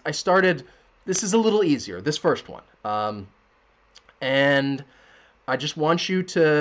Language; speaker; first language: English; native; English